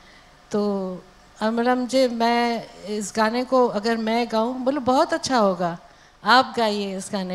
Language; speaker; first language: Hindi; non-native, fluent; Bangla